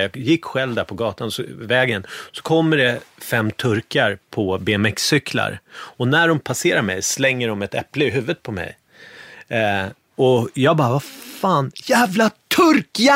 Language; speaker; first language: Swedish; native; Swedish